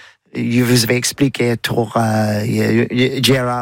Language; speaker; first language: French; non-native, learner; English